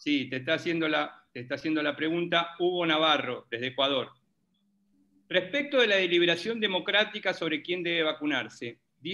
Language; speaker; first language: Spanish; native; Spanish